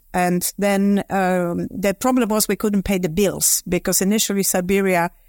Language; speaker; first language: English; non-native, fluent; Polish